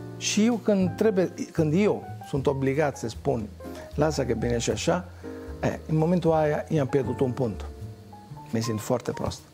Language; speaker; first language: Romanian; non-native, fluent; Italian